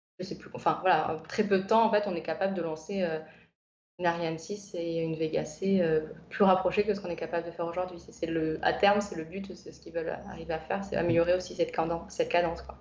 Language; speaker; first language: French; native; French